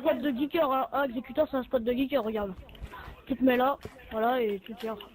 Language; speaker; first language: French; native; French